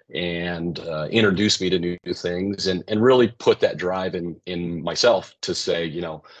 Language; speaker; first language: English; native; English